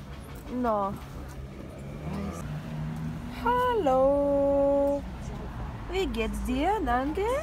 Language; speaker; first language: German; non-native, learner; Russian